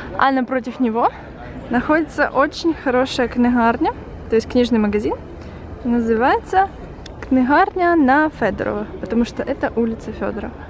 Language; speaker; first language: Russian; native; Russian